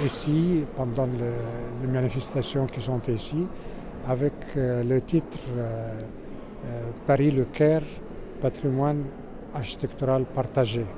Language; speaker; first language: French; non-native, fluent; Arabic